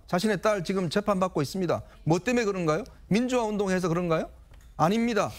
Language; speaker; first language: Korean; native; Korean